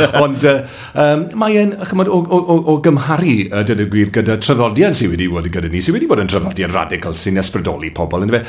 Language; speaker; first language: Welsh; native; Welsh